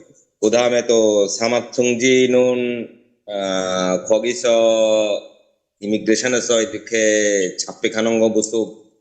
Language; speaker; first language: Korean; non-native, learner; Bangla